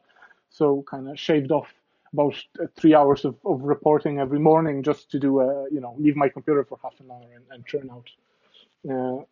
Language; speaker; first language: English; non-native, fluent; Polish